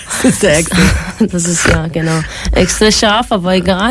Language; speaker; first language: German; non-native, fluent; Turkish